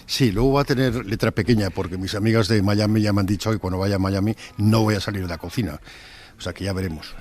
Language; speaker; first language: Spanish; native; Spanish